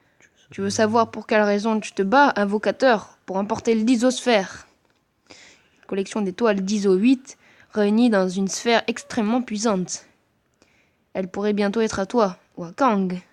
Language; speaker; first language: French; native; French